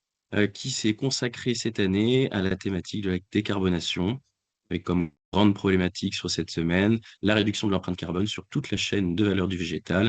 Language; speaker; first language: French; native; French